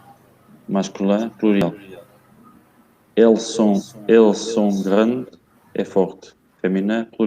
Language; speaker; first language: French; non-native, learner; Portuguese